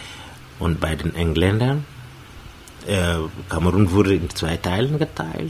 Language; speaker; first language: German; non-native, fluent; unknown